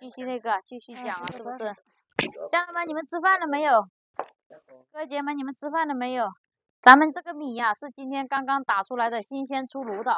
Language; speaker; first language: Chinese; native; Chinese